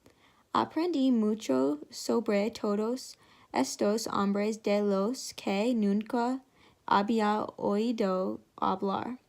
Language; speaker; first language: Spanish; non-native, learner; English